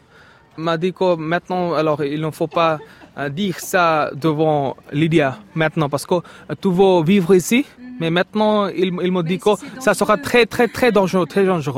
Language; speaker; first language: French; non-native, fluent; Bangla